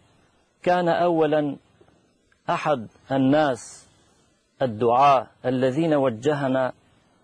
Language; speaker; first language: Arabic; non-native, fluent; Albanian